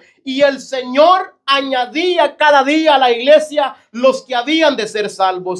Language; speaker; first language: Spanish; native; Spanish